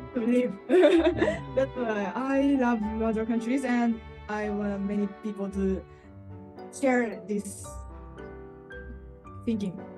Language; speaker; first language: English; non-native, learner; Japanese